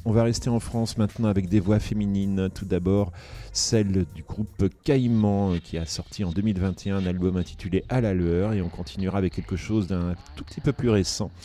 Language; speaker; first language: French; native; French